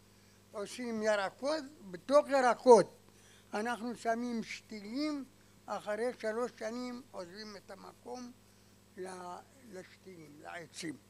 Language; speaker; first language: Hebrew; non-native, fluent; Arabic